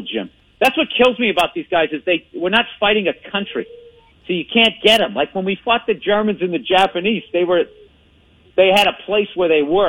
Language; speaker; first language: English; native; English